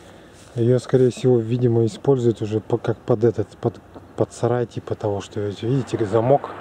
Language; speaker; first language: Russian; native; Russian